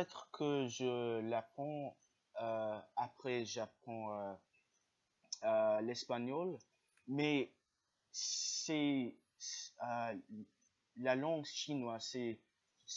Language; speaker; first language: French; non-native, learner; English